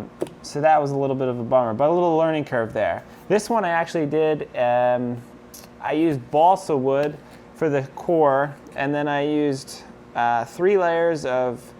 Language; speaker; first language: English; native; English